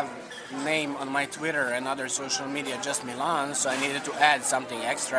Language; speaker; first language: English; non-native, learner; Serbian